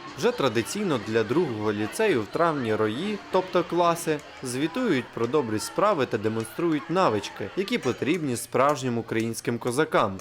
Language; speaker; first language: Ukrainian; native; Ukrainian